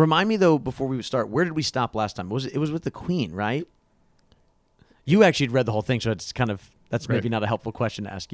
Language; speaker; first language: English; native; English